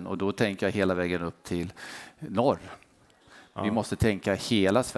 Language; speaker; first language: Swedish; native; Swedish